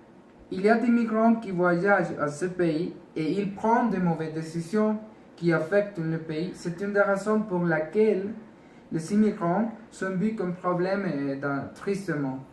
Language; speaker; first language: French; non-native, learner; Spanish